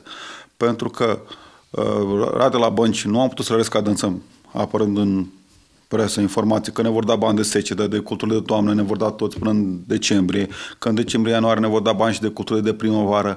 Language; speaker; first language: Romanian; native; Romanian